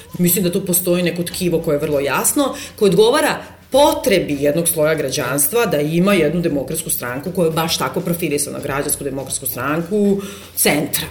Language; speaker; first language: Serbian; native; Serbian